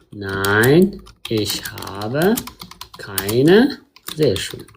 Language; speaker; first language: German; non-native, fluent; Amharic